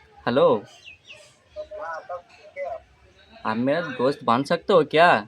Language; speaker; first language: Hindi; non-native, local second language; Bangla